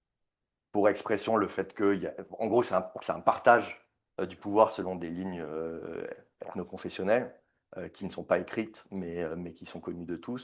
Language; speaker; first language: French; native; French